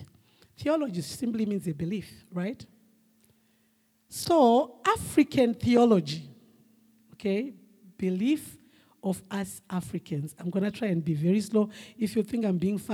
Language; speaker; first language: English; non-native, local second language; Shona